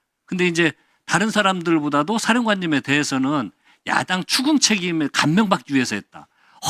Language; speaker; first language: Korean; native; Korean